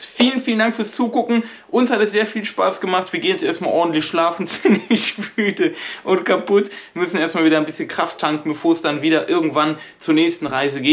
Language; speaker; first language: German; native; German